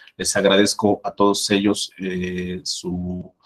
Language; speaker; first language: Spanish; native; Spanish